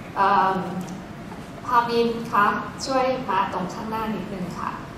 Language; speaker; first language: English; non-native, fluent; Thai